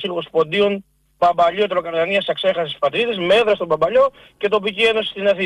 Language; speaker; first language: Greek; native; Greek